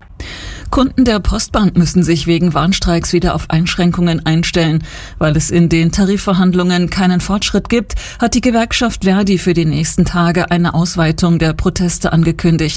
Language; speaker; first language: German; native; German